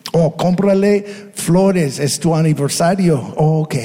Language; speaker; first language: Spanish; non-native, fluent; English